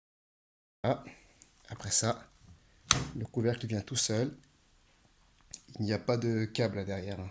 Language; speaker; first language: French; native; French